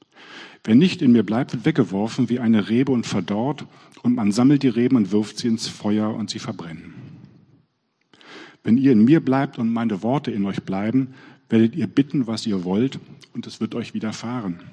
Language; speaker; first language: German; native; German